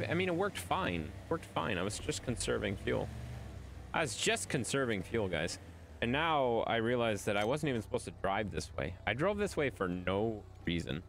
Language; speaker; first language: English; native; English